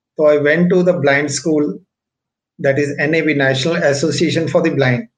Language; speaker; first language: English; non-native, local second language; Punjabi